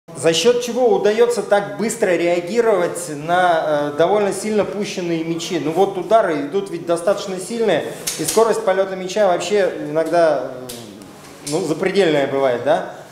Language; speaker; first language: Russian; native; Russian